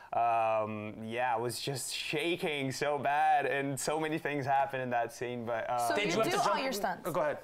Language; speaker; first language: English; early bilingual, other home language; Portuguese